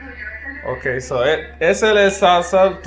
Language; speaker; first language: Spanish; non-native, learner; English